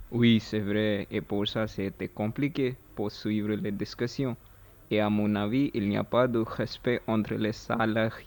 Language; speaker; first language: French; non-native, learner; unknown